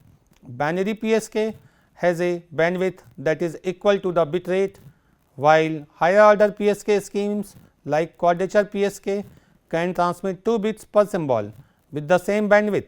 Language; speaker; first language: English; non-native, local second language; Hindi